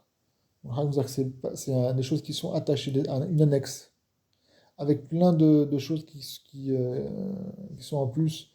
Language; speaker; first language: French; non-native, fluent; Arabic